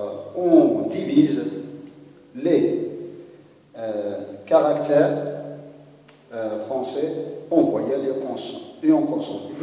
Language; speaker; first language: French; non-native, local second language; Arabic